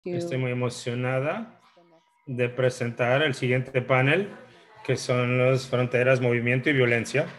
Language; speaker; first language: Spanish; early bilingual, heritage; Spanish